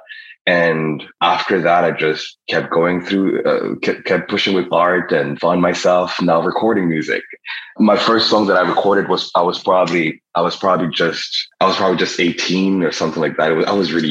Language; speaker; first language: English; non-native, local second language; Kinyarwanda